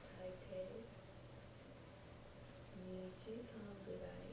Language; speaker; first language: Japanese; non-native, learner; English